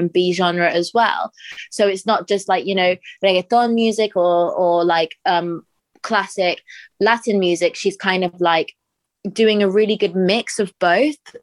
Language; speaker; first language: English; native; English